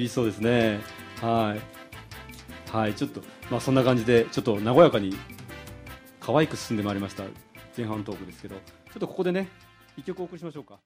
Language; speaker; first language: Japanese; native; Japanese